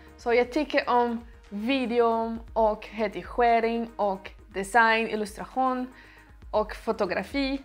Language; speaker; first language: Swedish; non-native, learner; Portuguese